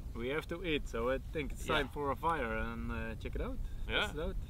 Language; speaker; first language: English; non-native, fluent; Swedish